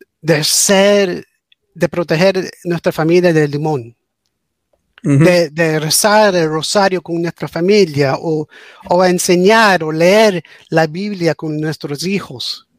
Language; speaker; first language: Spanish; early bilingual, heritage; English